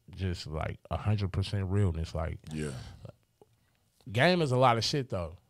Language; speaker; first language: English; native; English